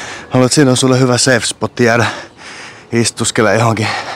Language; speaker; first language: Finnish; native; Finnish